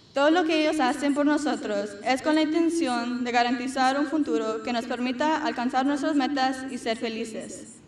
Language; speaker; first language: Spanish; early bilingual, heritage; Spanish